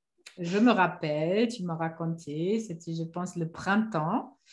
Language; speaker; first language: French; non-native, fluent; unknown